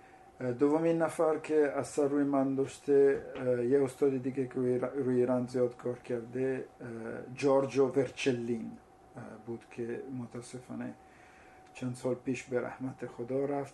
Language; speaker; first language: Persian; non-native, fluent; Italian